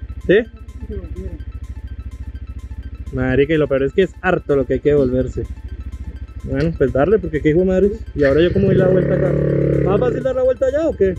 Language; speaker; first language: Spanish; native; Spanish